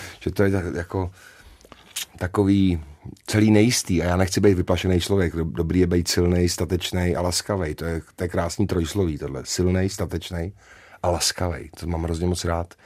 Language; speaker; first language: Czech; native; Czech